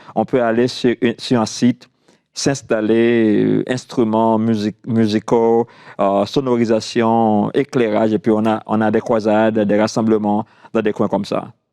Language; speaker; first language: French; non-native, local second language; Haitian Creole